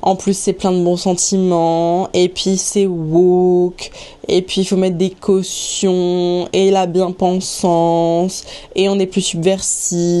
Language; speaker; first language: French; native; French